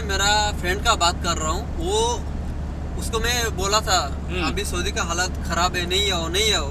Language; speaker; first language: Hindi; non-native, fluent; Bangla